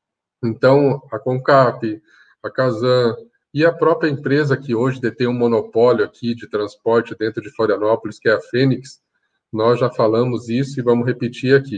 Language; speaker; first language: Portuguese; native; Portuguese